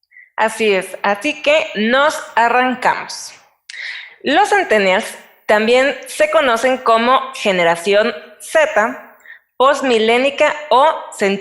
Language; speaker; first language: Spanish; native; Spanish